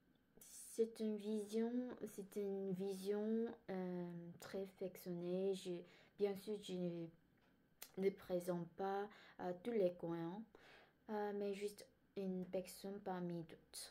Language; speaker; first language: French; non-native, learner; Korean